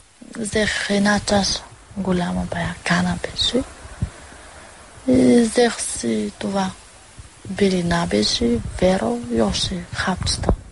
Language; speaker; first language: Bulgarian; non-native, local second language; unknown